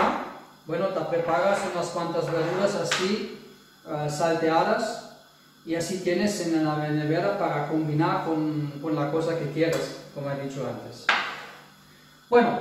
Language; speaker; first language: Spanish; non-native, fluent; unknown